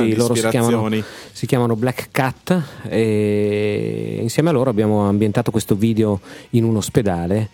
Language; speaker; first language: Italian; native; Italian